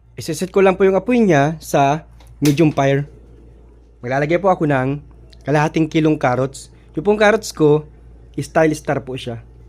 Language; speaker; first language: Filipino; native; Filipino